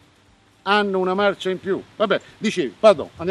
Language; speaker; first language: Italian; native; Italian